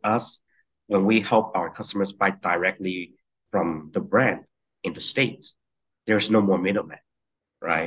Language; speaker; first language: English; non-native, local second language; Cantonese